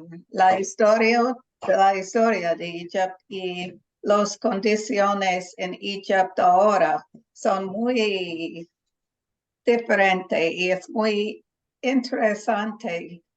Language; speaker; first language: Spanish; non-native, learner; English